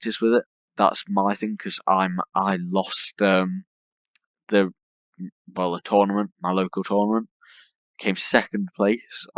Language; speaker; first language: English; native; English